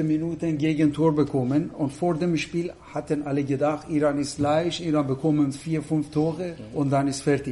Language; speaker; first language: German; non-native, fluent; Persian